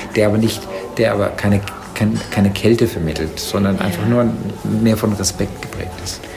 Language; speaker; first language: German; native; German